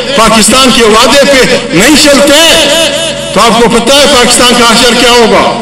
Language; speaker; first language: Urdu; non-native, local second language; Pashto